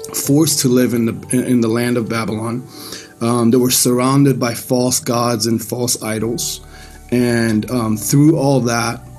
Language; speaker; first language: English; early bilingual, other home language; Persian